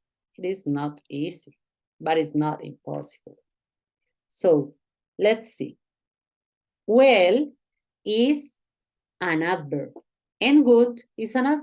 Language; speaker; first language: English; non-native, learner; Spanish